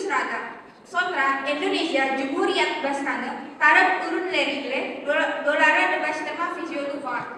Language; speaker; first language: Turkish; non-native, learner; Indonesian